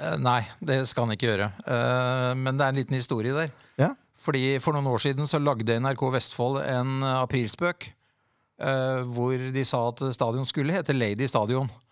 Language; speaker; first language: Norwegian; native; Norwegian